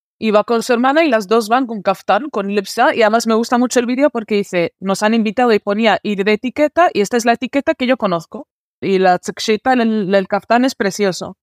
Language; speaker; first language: Spanish; early bilingual, other home language; Arabic